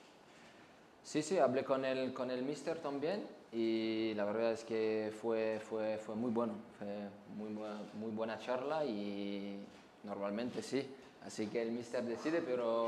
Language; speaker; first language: Spanish; non-native, learner; French